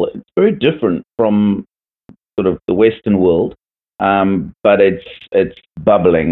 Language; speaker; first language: English; native; English